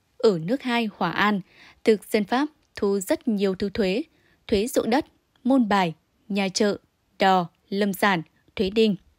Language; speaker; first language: Vietnamese; native; Vietnamese